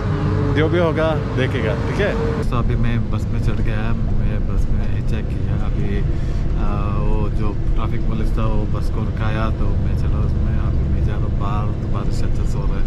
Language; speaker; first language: Hindi; non-native, local second language; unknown